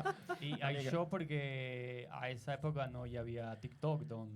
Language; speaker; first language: Catalan; non-native, learner; Spanish